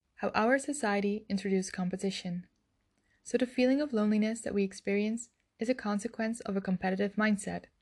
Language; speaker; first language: English; non-native, fluent; Dutch